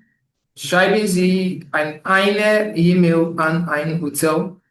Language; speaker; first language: German; non-native, fluent; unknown